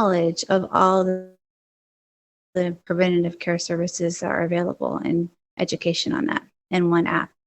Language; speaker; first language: English; native; English